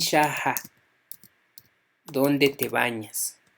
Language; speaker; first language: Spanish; non-native, local second language; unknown